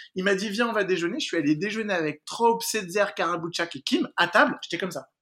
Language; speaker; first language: French; native; French